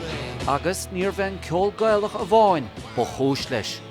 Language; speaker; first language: Irish; native; Irish